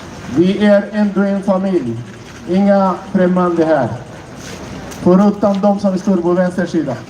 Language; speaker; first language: Swedish; non-native, fluent; Arabic